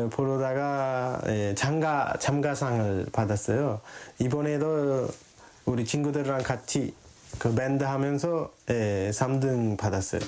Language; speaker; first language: Korean; non-native, fluent; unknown